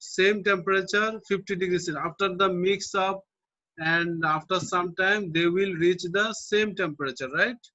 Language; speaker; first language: English; non-native, local second language; Bangla